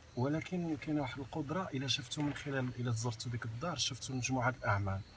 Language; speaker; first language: Arabic; native; Arabic